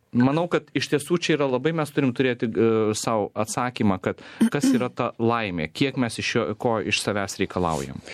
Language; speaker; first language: Lithuanian; native; Lithuanian